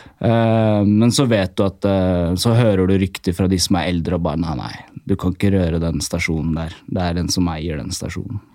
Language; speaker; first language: Norwegian; early bilingual, other home language; Amharic